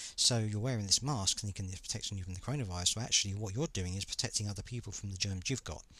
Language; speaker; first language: English; native; English